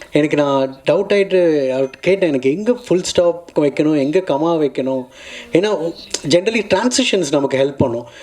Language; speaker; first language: Tamil; native; Tamil